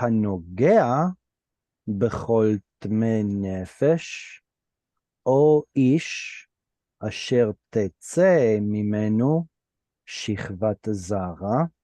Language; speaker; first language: Hebrew; non-native, fluent; English